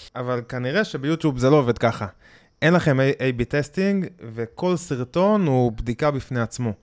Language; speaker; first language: Hebrew; native; Hebrew